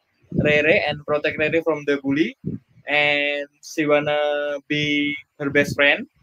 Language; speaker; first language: English; non-native, learner; Indonesian